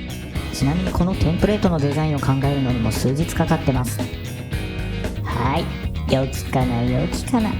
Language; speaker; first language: Japanese; native; Japanese